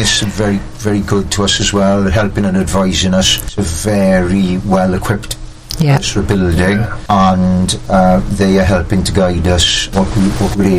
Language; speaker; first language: English; native; English